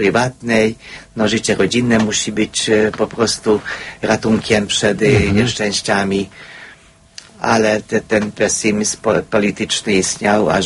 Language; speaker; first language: Polish; non-native, fluent; Hungarian